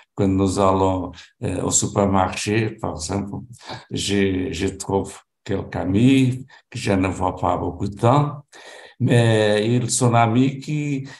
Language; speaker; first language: French; non-native, fluent; Portuguese